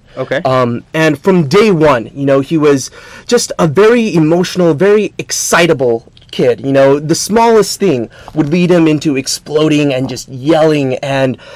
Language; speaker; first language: English; native; English